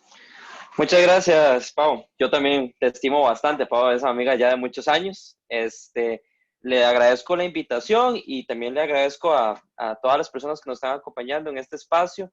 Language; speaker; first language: Spanish; native; Spanish